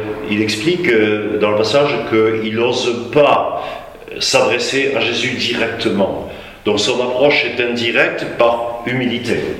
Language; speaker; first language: French; native; French